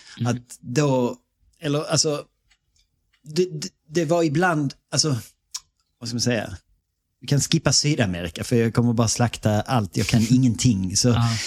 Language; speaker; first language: Swedish; native; Swedish